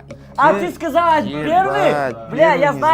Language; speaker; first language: Russian; non-native, local second language; Uzbek